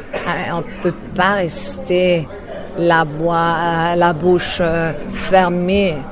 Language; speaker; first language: French; non-native, fluent; Spanish